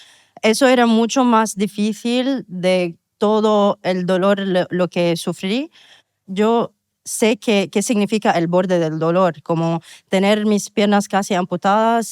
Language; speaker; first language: Spanish; non-native, fluent; Arabic